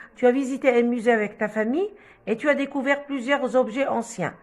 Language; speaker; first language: French; non-native, local second language; Arabic